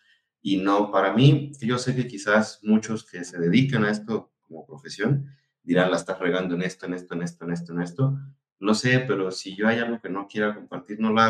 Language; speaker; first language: Spanish; native; Spanish